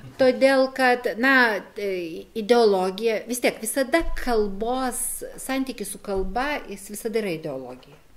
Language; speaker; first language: Lithuanian; native; Lithuanian